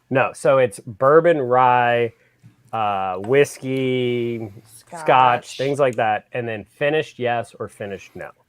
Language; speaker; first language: English; native; English